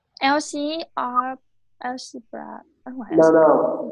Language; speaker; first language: English; non-native, learner; Vietnamese